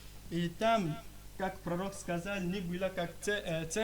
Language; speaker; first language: Russian; non-native, learner; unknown